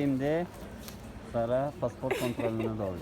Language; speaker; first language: Turkish; native; Turkish